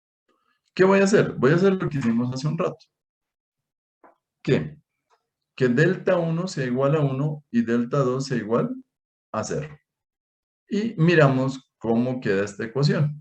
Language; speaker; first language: Spanish; native; Spanish